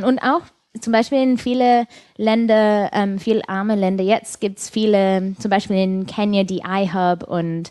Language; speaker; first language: German; non-native, fluent; English